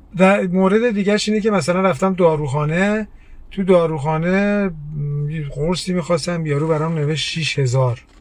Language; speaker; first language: Persian; early bilingual, heritage; Persian